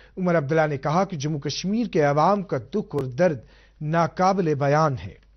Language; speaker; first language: Urdu; non-native, local second language; Kashmiri